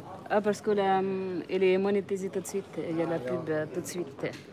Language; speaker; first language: French; non-native, learner; Filipino